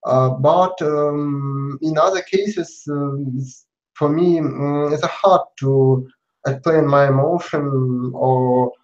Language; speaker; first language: English; non-native, learner; Russian